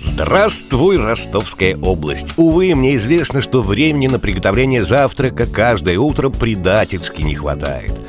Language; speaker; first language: Russian; native; Russian